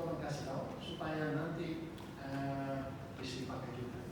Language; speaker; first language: Indonesian; non-native, fluent; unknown